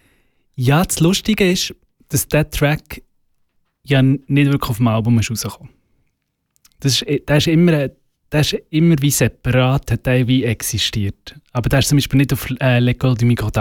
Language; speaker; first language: German; native; German